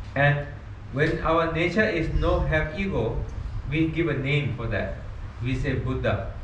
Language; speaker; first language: English; non-native, learner; Nepali